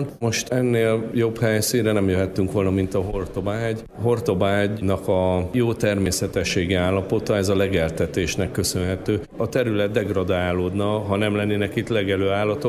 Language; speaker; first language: Hungarian; native; Hungarian